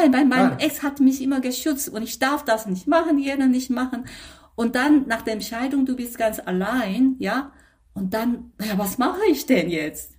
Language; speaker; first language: German; non-native, fluent; Chinese